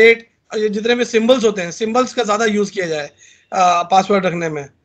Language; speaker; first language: Hindi; native; Hindi